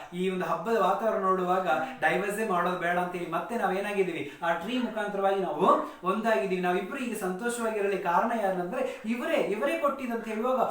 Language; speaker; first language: Kannada; non-native, local second language; Tamil